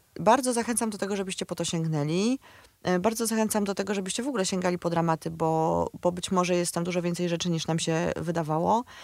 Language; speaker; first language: Polish; native; Polish